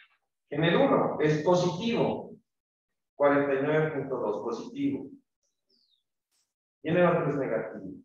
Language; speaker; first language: Spanish; native; Spanish